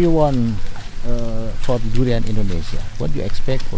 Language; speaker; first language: English; non-native, learner; Indonesian